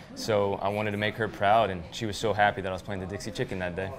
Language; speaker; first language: English; native; English